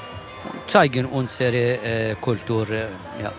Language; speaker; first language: German; non-native, local second language; Kurdish